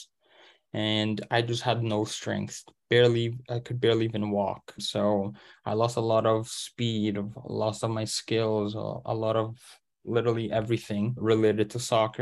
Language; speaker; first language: English; early bilingual, other home language; Portuguese